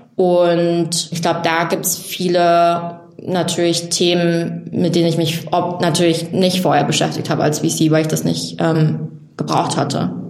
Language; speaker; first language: German; early bilingual, other home language; Vietnamese